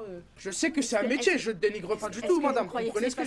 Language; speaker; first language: French; native; French